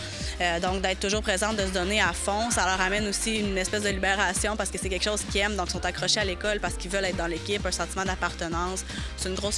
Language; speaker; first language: French; native; French